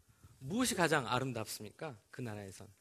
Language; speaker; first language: Korean; native; Korean